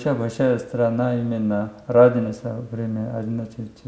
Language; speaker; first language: Russian; non-native, learner; Korean